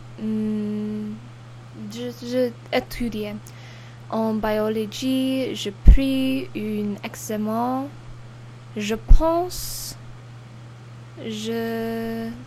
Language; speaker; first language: French; non-native, learner; English